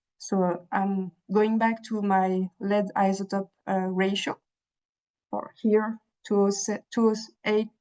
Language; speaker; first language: English; non-native, fluent; French